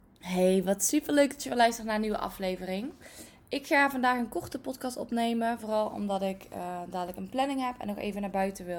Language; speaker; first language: Dutch; native; Dutch